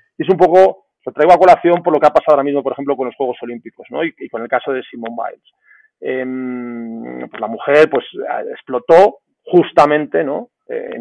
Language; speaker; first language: Spanish; native; Spanish